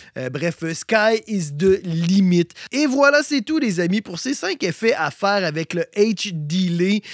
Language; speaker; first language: French; native; French